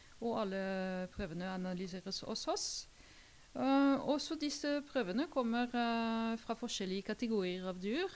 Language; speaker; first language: Norwegian; non-native, fluent; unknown